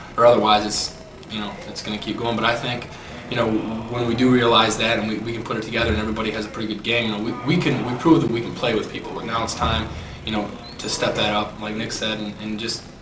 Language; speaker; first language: English; native; English